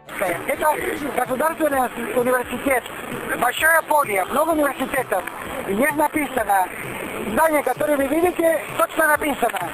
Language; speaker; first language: Russian; non-native, learner; Italian